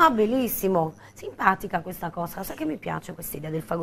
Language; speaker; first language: Italian; native; Italian